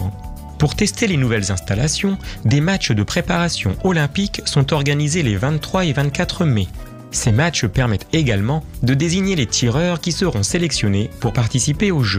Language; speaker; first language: French; native; French